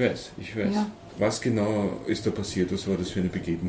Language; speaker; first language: German; native; German